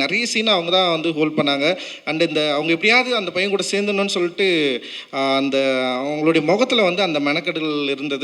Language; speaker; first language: Tamil; native; Tamil